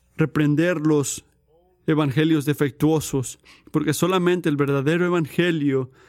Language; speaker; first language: Spanish; native; Spanish